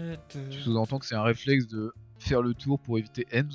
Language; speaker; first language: French; native; French